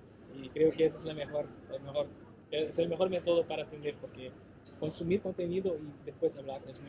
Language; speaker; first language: Spanish; non-native, fluent; Portuguese